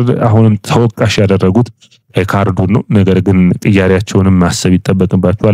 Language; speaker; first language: Amharic; native; Amharic